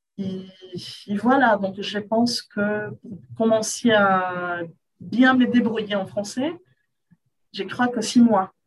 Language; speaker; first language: French; non-native, fluent; Portuguese